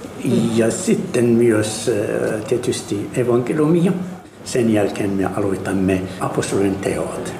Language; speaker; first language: Finnish; non-native, fluent; Arabic